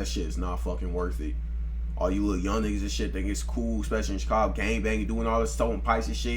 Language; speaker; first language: English; native; English